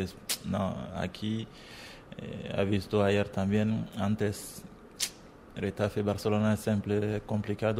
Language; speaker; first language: Spanish; non-native, learner; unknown